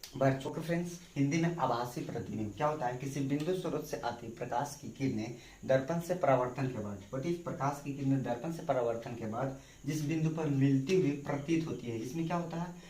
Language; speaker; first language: Hindi; native; Hindi